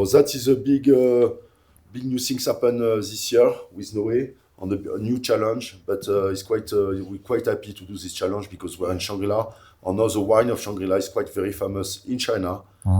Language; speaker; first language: English; non-native, fluent; French